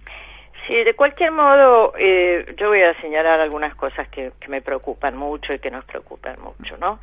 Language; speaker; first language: Spanish; native; Spanish